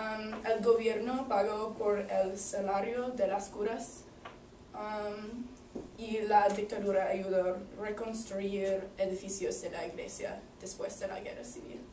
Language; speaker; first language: Spanish; non-native, learner; English